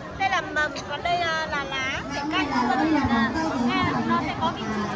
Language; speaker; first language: Vietnamese; non-native, local second language; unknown